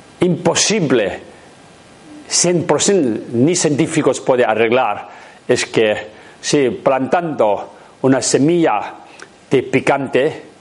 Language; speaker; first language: Spanish; non-native, learner; Tibetan